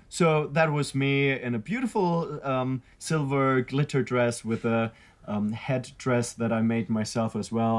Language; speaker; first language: English; non-native, fluent; German